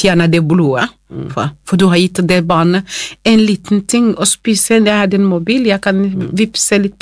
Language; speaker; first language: Norwegian; non-native, fluent; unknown